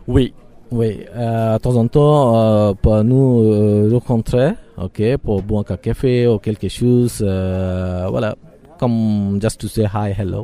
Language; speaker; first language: French; non-native, learner; Bangla